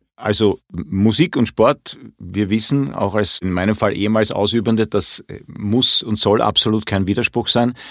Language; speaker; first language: German; native; German